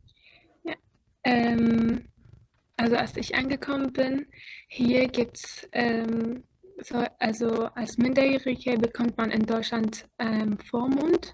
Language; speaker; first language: German; non-native, fluent; Arabic